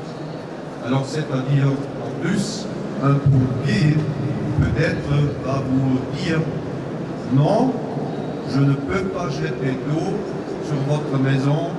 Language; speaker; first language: French; non-native, learner; German